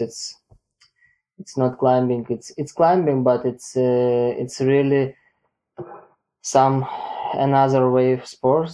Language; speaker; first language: English; non-native, learner; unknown